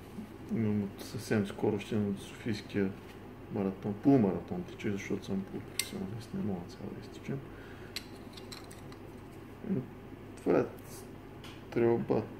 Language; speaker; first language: Bulgarian; native; Bulgarian